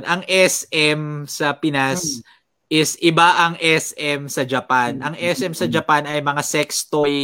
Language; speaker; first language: Filipino; native; Filipino